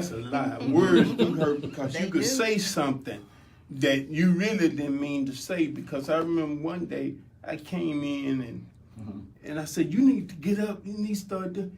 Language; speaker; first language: English; native; English